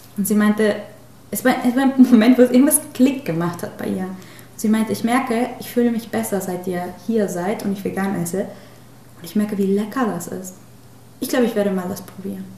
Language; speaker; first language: German; non-native, fluent; Spanish